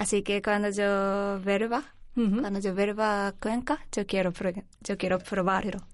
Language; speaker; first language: Spanish; non-native, learner; Japanese